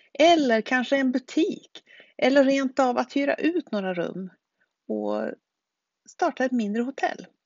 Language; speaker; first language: Swedish; native; Swedish